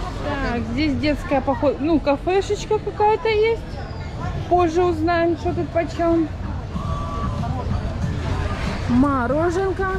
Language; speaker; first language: Russian; native; Russian